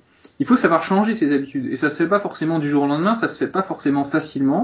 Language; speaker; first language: French; native; French